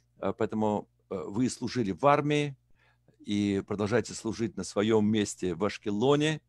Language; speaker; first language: Russian; native; Russian